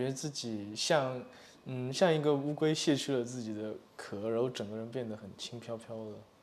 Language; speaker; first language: Chinese; native; Chinese